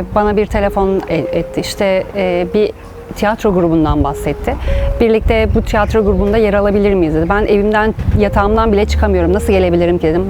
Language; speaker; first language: Turkish; native; Turkish